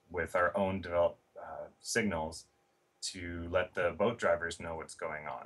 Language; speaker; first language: English; native; English